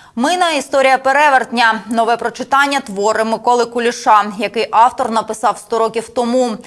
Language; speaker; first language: Ukrainian; native; Ukrainian